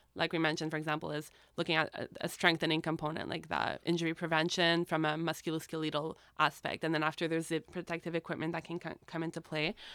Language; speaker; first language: English; native; English